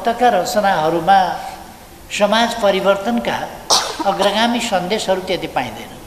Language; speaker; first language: Nepali; native; Nepali